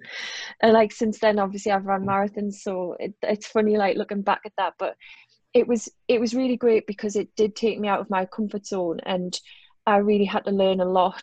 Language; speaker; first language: English; native; English